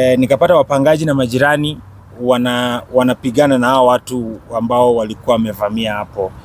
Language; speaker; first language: Swahili; native; Swahili